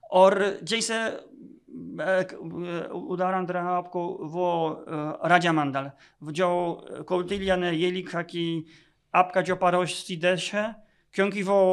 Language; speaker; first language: Hindi; non-native, fluent; Polish